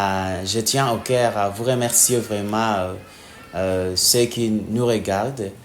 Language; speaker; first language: French; non-native, fluent; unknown